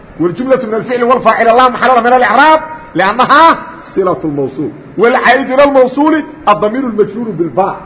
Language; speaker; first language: Arabic; non-native, fluent; Somali